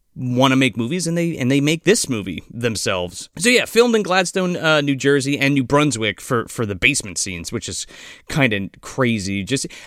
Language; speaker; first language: English; native; English